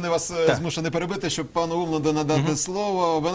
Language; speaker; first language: Ukrainian; native; Ukrainian